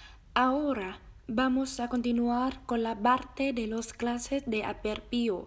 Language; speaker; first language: Spanish; non-native, learner; Vietnamese